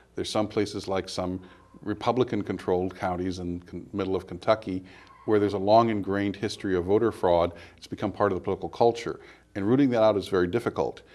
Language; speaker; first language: English; native; English